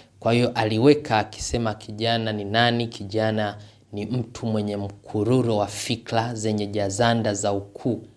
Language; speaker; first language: Swahili; native; Swahili